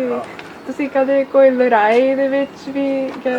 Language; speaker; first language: Punjabi; early bilingual, heritage; Punjabi